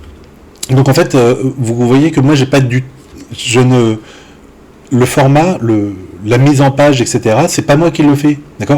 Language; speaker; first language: French; native; French